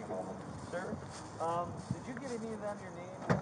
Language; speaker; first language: English; native; English